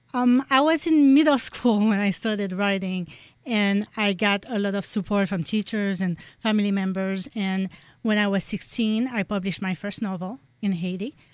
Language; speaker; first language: English; non-native, fluent; French